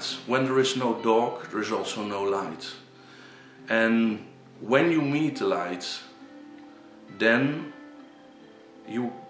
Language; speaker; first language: English; non-native, learner; Dutch